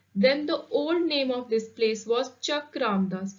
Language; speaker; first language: English; non-native, local second language; Punjabi